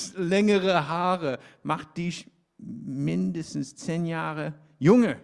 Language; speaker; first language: German; non-native, fluent; English